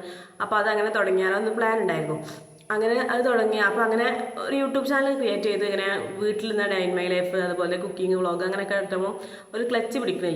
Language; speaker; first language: Malayalam; native; Malayalam